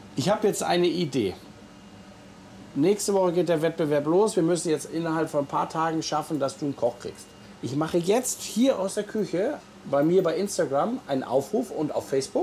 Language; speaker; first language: German; native; German